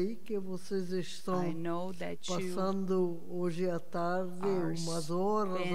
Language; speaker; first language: Portuguese; non-native, fluent; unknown